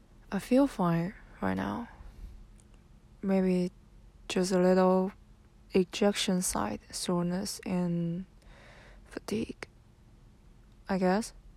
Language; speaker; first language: English; non-native, learner; Chinese